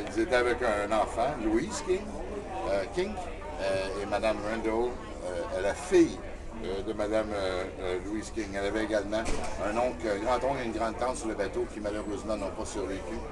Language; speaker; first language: French; native; French